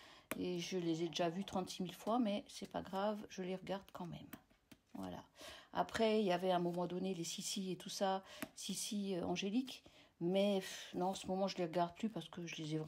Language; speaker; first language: French; native; French